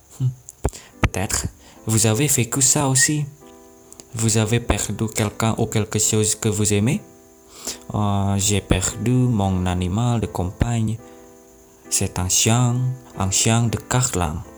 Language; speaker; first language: French; non-native, learner; Indonesian